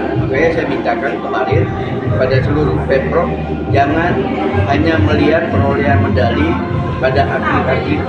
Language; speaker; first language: Indonesian; native; Indonesian